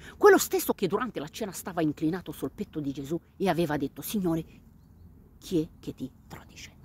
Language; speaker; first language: Italian; non-native, fluent; Romanian